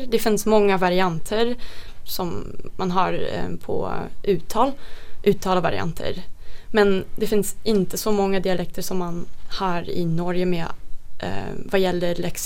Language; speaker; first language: Swedish; non-native, fluent; Dutch